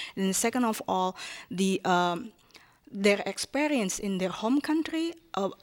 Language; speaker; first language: English; non-native, fluent; Japanese